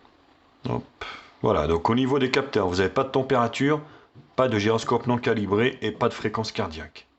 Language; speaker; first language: French; native; French